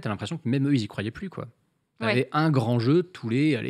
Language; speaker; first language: French; native; French